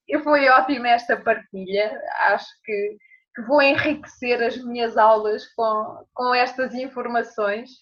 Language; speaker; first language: Portuguese; native; Portuguese